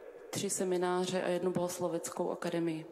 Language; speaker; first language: Czech; non-native, fluent; Ukrainian